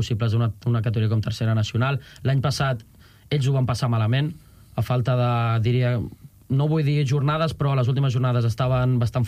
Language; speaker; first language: Catalan; native; Catalan